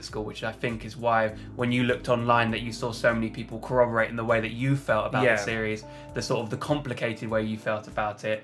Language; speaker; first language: English; native; English